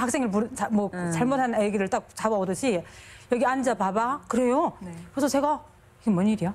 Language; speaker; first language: Korean; non-native, fluent; Chinese